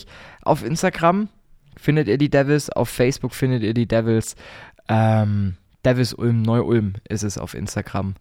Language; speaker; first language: German; native; German